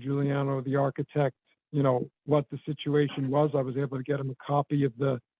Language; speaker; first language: English; native; English